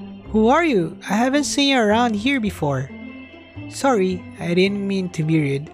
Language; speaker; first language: English; non-native, local second language; Filipino